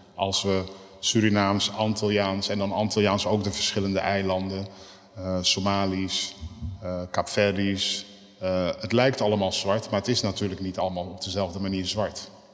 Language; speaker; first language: Dutch; native; Dutch